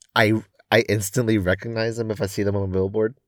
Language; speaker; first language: English; non-native, local second language; Cantonese